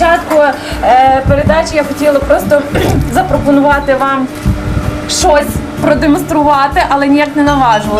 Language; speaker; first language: Ukrainian; native; Ukrainian